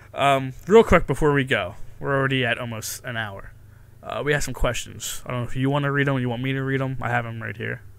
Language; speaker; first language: English; native; English